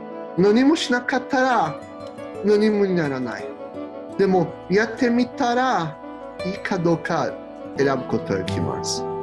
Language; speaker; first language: Japanese; non-native, learner; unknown